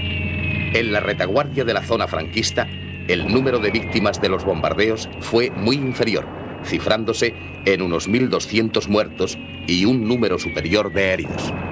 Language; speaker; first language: Spanish; native; Spanish